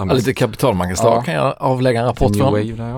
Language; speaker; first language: Swedish; native; Swedish